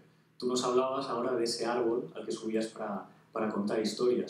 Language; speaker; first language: Spanish; native; Spanish